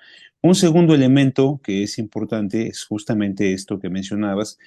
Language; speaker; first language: Spanish; native; Spanish